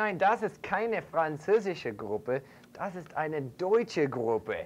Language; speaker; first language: German; non-native, fluent; English